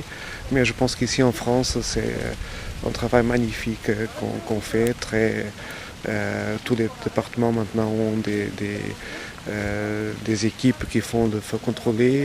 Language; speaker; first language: French; non-native, fluent; Portuguese